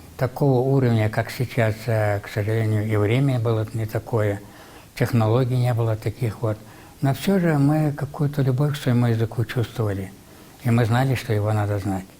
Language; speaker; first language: Russian; non-native, local second language; Ingush